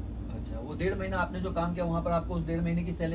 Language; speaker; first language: Hindi; native; Hindi